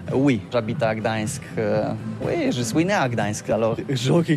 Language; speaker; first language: French; non-native, learner; Polish